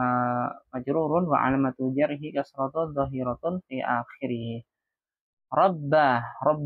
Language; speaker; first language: Arabic; non-native, fluent; Indonesian